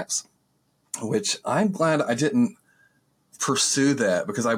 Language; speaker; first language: English; native; English